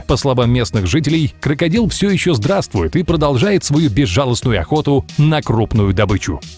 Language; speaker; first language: Russian; native; Russian